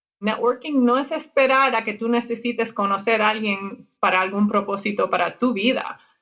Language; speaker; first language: Spanish; non-native, fluent; English